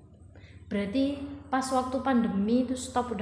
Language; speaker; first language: Indonesian; non-native, local second language; Javanese